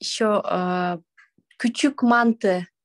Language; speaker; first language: Turkish; non-native, learner; Kyrgyz